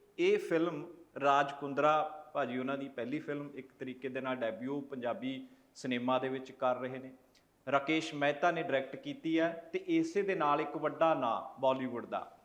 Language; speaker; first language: Punjabi; native; Punjabi